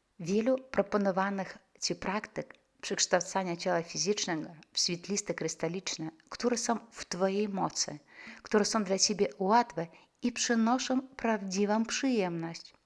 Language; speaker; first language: Polish; non-native, fluent; Russian